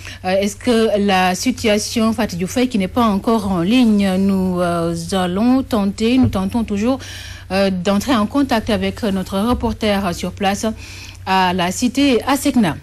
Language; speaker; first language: French; non-native, local second language; Wolof